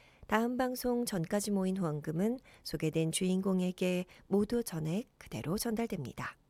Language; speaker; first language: Korean; native; Korean